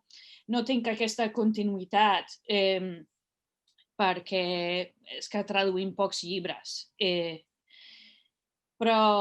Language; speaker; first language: Catalan; non-native, fluent; English